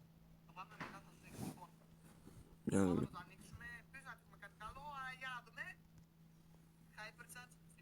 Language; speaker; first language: Greek; native; Greek